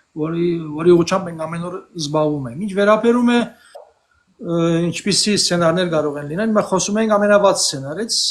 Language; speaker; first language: Armenian; early bilingual, heritage; Armenian